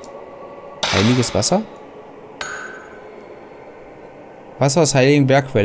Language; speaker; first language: German; native; German